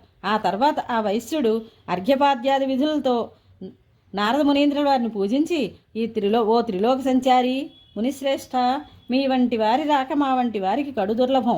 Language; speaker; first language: Telugu; native; Telugu